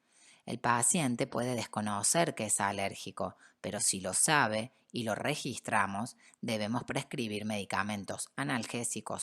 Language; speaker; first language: Spanish; native; Spanish